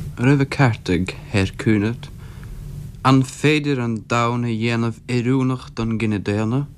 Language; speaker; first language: Irish; non-native, local second language; English